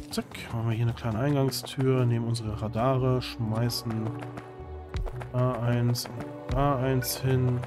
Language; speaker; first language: German; native; German